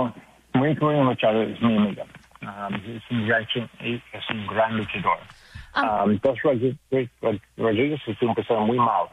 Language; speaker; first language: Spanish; non-native, learner; English